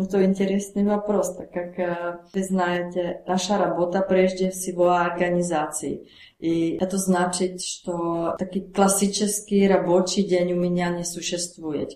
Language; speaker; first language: Russian; non-native, learner; Czech